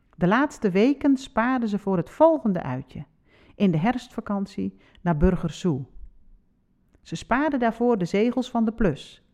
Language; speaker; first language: Dutch; non-native, local second language; Western Frisian